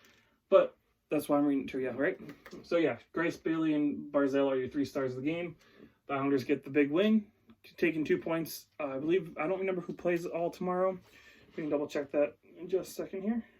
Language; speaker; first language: English; native; English